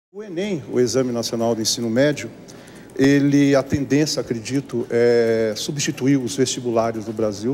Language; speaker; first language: Portuguese; native; Portuguese